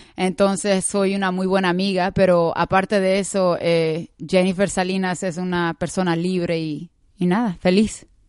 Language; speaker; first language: Spanish; native; Spanish